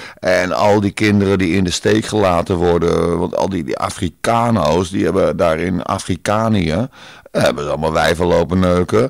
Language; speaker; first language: Dutch; native; Dutch